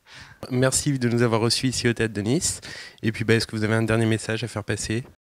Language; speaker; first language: French; native; French